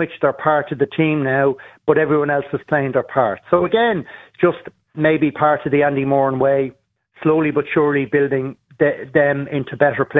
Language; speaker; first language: English; native; English